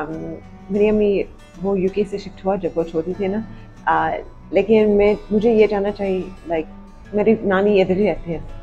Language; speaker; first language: Hindi; early bilingual, heritage; Urdu